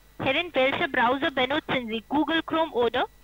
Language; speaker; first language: German; non-native, learner; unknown